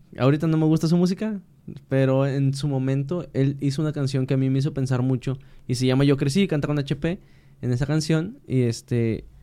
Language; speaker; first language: Spanish; native; Spanish